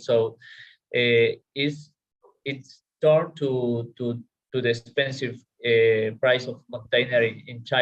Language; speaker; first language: English; non-native, learner; Spanish